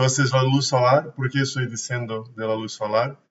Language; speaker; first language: Spanish; non-native, learner; Portuguese